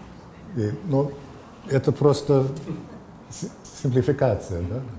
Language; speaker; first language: Russian; non-native, fluent; English